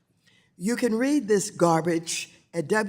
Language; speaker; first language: English; native; English